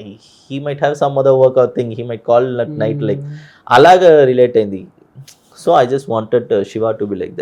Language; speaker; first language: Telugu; early bilingual, heritage; Telugu